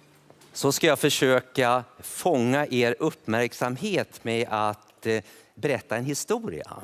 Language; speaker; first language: Swedish; native; Swedish